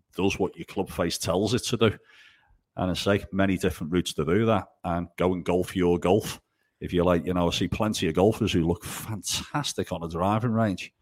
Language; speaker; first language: English; native; English